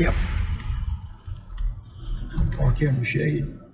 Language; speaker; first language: English; native; English